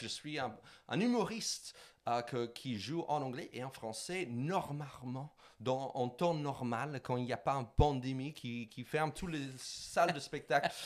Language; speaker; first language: French; non-native, fluent; English